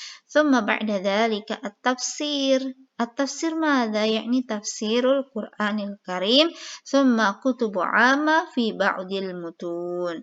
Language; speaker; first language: Arabic; non-native, fluent; Indonesian